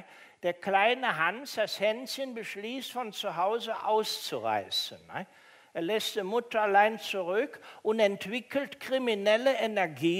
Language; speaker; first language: German; native; German